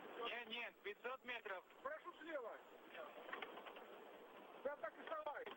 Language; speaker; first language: Russian; native; Russian